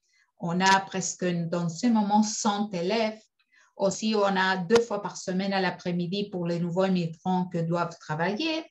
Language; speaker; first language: French; non-native, fluent; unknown